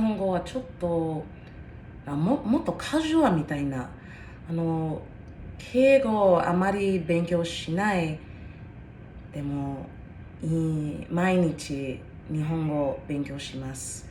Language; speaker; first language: Japanese; non-native, learner; English